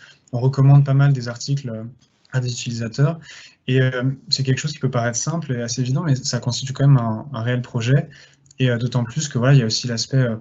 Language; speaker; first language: French; native; French